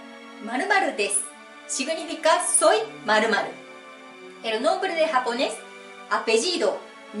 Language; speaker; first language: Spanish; non-native, fluent; Japanese